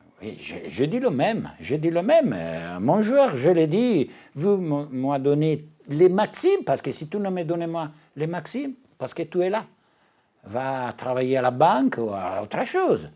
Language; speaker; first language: French; non-native, learner; Italian